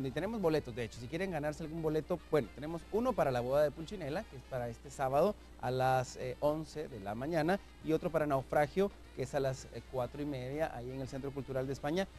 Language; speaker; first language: Spanish; native; Spanish